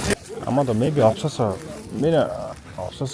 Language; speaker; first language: Korean; non-native, learner; Mongolian